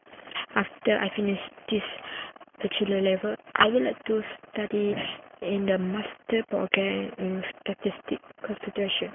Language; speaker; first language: English; non-native, local second language; Malay